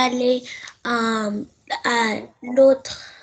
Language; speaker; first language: French; early bilingual, heritage; French